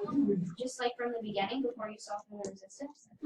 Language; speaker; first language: English; native; English